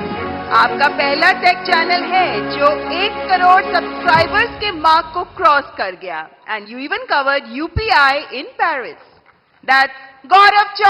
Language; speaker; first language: Hindi; native; Hindi